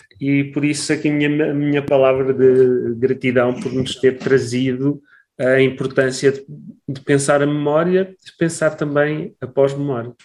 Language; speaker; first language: Portuguese; native; Portuguese